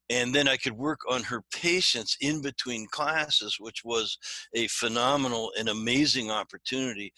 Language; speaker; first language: English; native; English